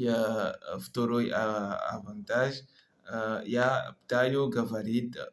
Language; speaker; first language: Russian; non-native, learner; French